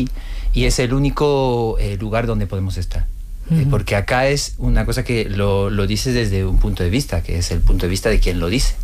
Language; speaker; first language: Spanish; non-native, fluent; Portuguese